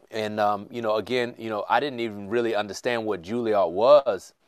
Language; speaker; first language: English; native; English